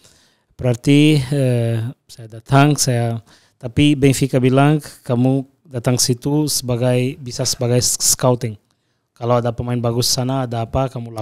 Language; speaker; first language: Indonesian; non-native, fluent; Portuguese